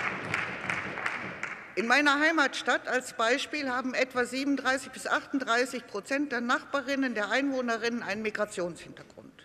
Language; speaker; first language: German; native; German